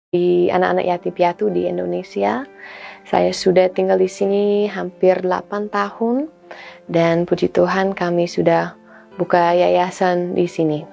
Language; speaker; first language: Indonesian; non-native, fluent; English